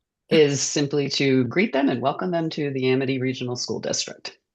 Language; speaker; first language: English; native; English